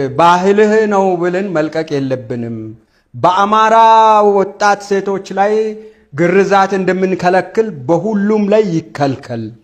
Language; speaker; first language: Amharic; non-native, local second language; Wolaytta